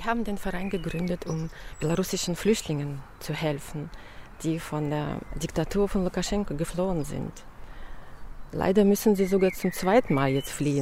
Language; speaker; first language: German; non-native, fluent; Belarusian